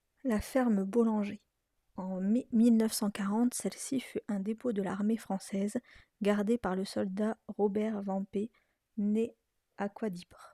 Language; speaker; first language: French; native; French